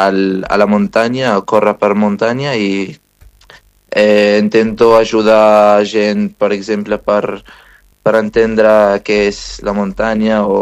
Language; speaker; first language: Catalan; non-native, fluent; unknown